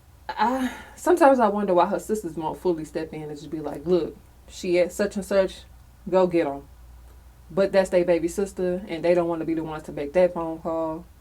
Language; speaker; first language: English; native; English